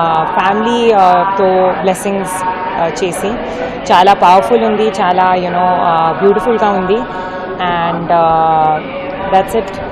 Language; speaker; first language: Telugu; non-native, learner; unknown